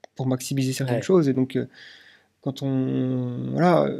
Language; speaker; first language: French; native; French